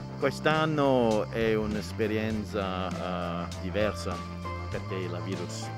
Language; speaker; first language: Italian; non-native, learner; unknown